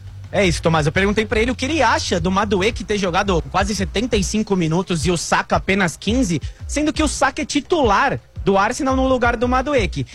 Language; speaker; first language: Portuguese; native; Portuguese